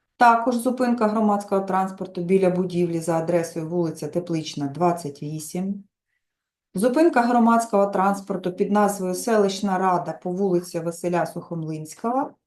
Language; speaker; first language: Ukrainian; native; Ukrainian